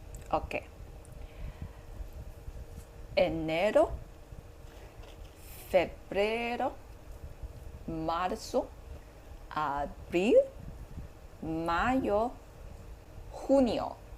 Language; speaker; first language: Spanish; non-native, learner; Chinese